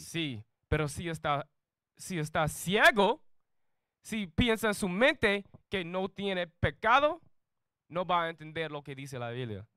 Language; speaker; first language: Spanish; non-native, learner; English